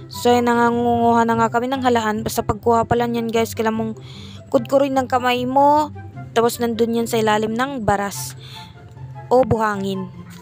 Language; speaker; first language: Filipino; non-native, local second language; Cebuano